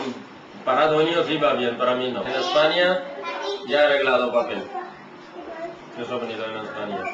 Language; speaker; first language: Spanish; non-native, learner; Punjabi